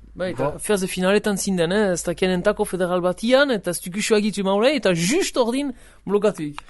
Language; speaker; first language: Basque; native; Basque